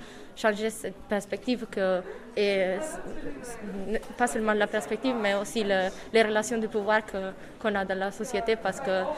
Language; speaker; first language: French; non-native, fluent; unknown